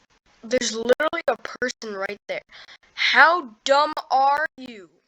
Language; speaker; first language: English; native; English